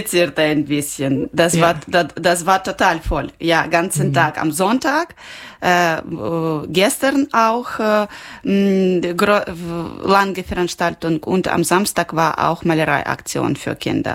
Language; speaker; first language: German; non-native, learner; Ukrainian